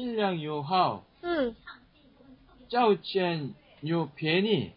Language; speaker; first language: Chinese; non-native, learner; Korean